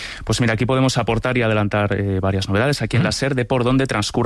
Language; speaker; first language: Spanish; native; Spanish